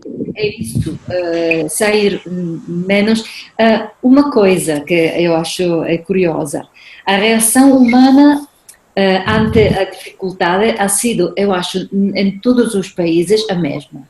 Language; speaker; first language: Portuguese; non-native, fluent; Spanish